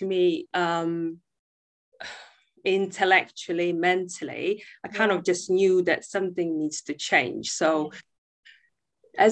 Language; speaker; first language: English; non-native, fluent; Czech